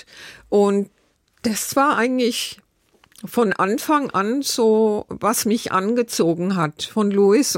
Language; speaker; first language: German; native; German